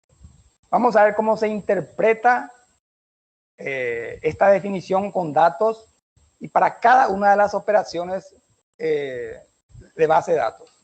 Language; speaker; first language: Spanish; native; Spanish